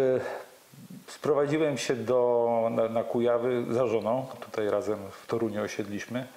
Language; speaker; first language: Polish; native; Polish